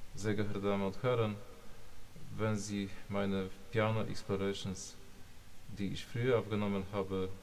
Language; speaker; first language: German; non-native, fluent; Polish